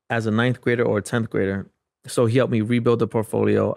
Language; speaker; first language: English; native; English